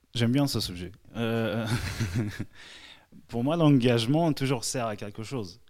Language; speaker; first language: French; non-native, fluent; Arabic